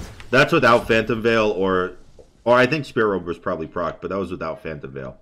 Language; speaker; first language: English; native; English